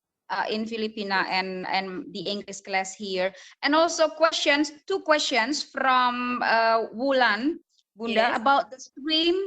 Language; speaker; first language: English; non-native, fluent; Indonesian